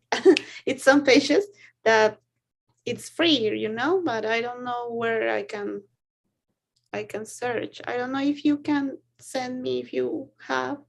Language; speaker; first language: English; non-native, learner; Spanish